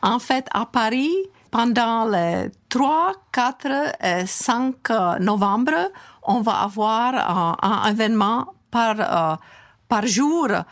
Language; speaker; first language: French; non-native, fluent; Czech